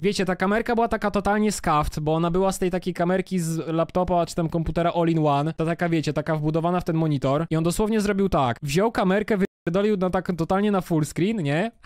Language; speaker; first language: Polish; native; Polish